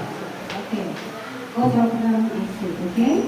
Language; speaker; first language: English; non-native, learner; Indonesian